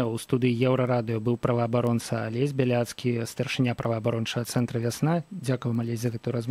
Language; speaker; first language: Belarusian; native; Belarusian